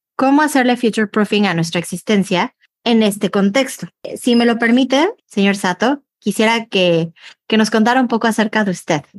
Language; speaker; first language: Spanish; native; Spanish